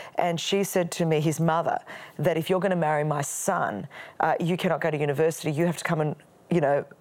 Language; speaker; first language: English; non-native, local second language; Greek